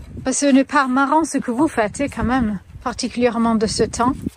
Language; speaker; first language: French; non-native, fluent; English